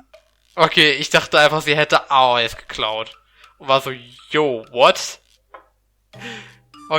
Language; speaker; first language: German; native; German